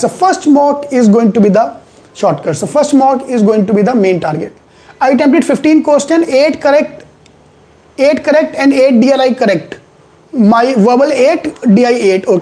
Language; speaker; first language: English; non-native, local second language; Hindi